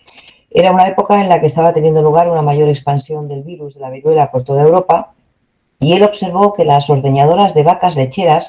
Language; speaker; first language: Spanish; native; Spanish